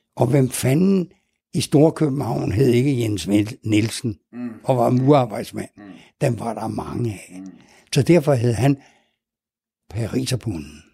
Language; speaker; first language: Danish; native; Danish